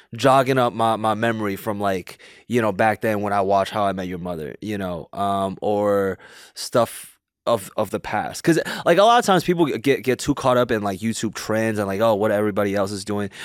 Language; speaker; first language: English; early bilingual, other home language; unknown